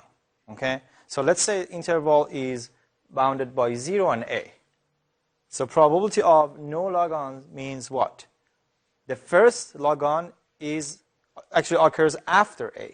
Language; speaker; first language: English; non-native, fluent; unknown